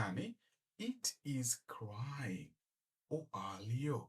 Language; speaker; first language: Turkish; non-native, learner; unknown